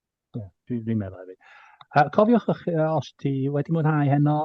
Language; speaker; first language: Welsh; non-native, fluent; English